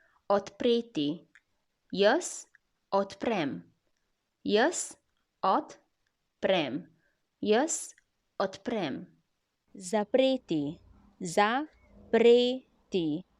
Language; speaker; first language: Slovenian; non-native, learner; Chinese